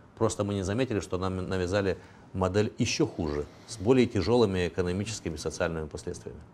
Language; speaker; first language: Russian; non-native, local second language; Romanian